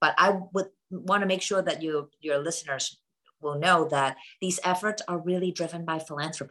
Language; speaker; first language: English; non-native, local second language; Cantonese